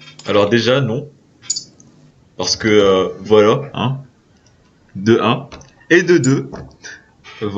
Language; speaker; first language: French; native; French